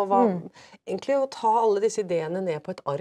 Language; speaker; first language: Norwegian; native; Norwegian